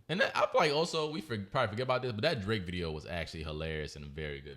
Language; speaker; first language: English; native; English